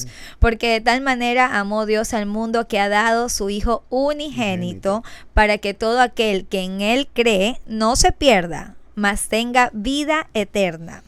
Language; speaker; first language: Spanish; native; Spanish